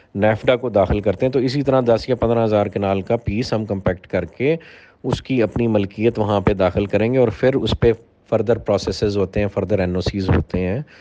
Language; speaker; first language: Urdu; native; Urdu